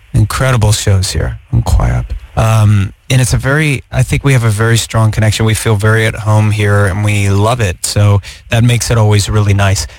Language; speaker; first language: English; native; English